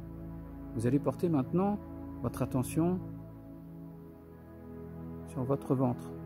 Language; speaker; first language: French; native; French